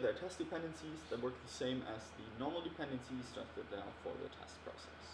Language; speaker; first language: English; non-native, fluent; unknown